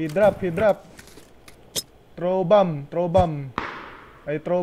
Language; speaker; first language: English; non-native, local second language; Filipino